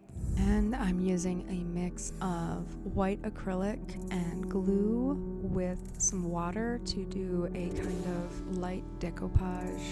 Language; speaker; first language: English; native; English